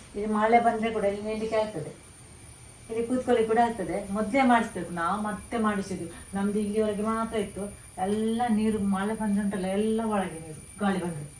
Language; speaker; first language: Kannada; non-native, local second language; Tulu